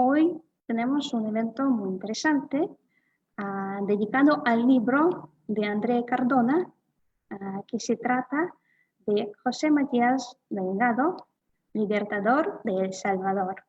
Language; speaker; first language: Spanish; non-native, fluent; Russian